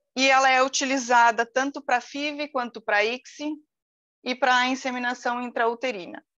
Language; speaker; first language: Portuguese; native; Portuguese